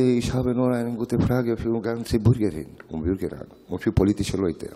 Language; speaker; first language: German; non-native, learner; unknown